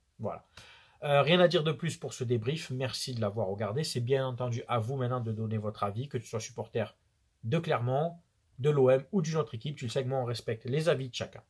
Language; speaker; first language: French; native; French